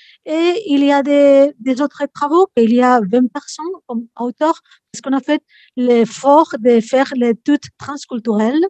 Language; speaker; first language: French; non-native, fluent; Spanish